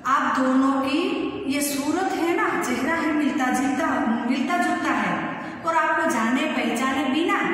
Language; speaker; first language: Hindi; non-native, local second language; Gujarati